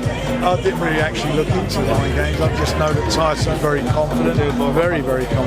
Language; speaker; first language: English; native; English